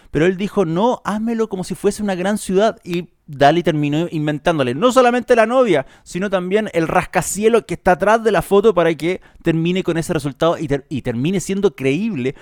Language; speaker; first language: Spanish; native; Spanish